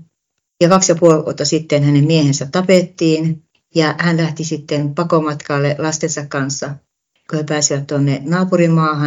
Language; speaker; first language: Finnish; native; Finnish